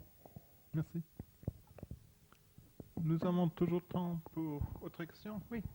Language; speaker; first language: French; non-native, fluent; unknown